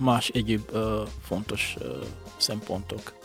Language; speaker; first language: Hungarian; non-native, fluent; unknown